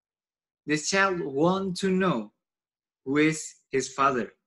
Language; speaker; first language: English; non-native, learner; Indonesian